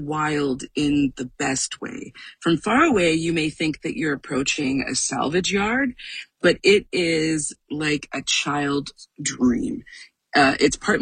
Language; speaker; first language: English; native; English